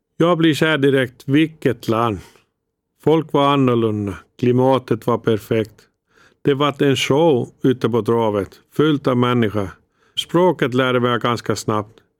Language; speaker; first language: Swedish; non-native, fluent; Finnish